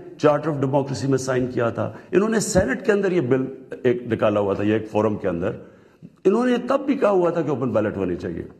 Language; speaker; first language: Urdu; native; Urdu